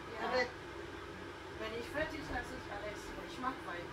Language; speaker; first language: German; non-native, learner; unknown